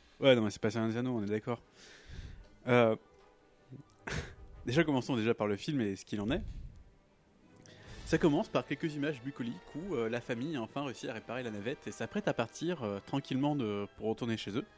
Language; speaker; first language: French; native; French